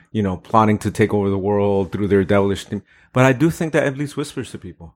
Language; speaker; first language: English; native; English